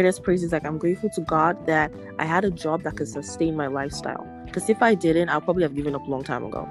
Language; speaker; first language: English; non-native, local second language; Yoruba